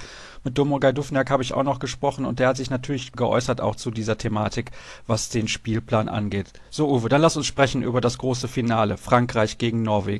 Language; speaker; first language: German; native; German